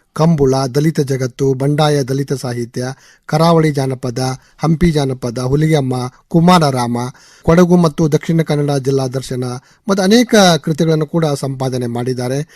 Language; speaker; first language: Kannada; native; Kannada